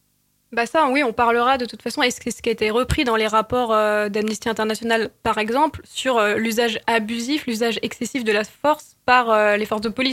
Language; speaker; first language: French; native; French